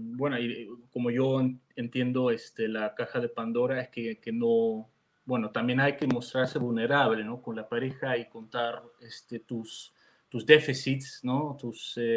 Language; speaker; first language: Spanish; non-native, fluent; Dutch